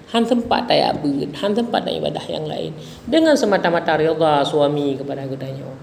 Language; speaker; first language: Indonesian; non-native, local second language; Achinese